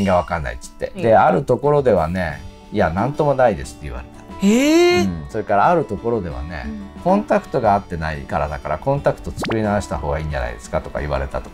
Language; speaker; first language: Japanese; native; Japanese